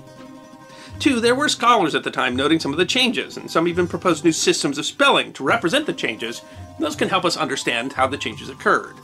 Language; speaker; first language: English; native; English